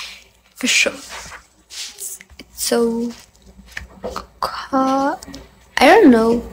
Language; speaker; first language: English; non-native, learner; Spanish